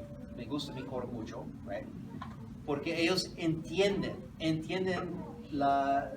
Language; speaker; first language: Spanish; non-native, fluent; English